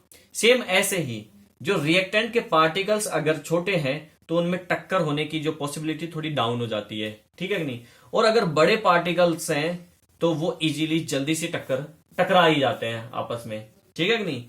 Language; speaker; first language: Hindi; native; Hindi